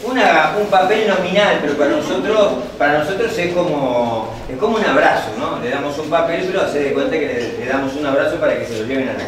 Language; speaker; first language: Spanish; native; Spanish